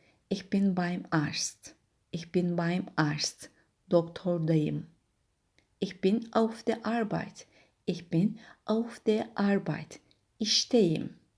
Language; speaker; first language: German; non-native, fluent; Turkish